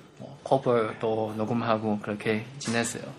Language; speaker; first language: Korean; non-native, fluent; Chinese